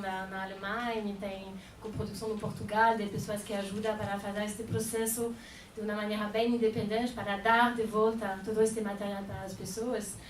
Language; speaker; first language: Portuguese; non-native, fluent; French